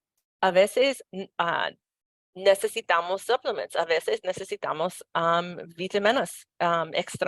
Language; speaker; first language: Spanish; non-native, learner; English